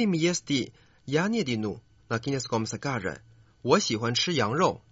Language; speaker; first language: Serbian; non-native, fluent; Chinese